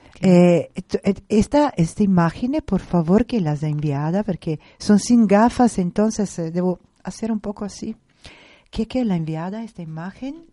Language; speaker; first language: Spanish; non-native, fluent; Italian